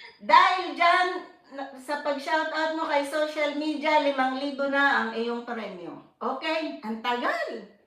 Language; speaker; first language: Filipino; non-native, local second language; Cebuano